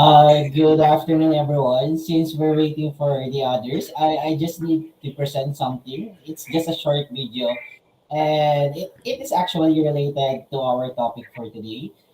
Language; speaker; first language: English; non-native, local second language; Filipino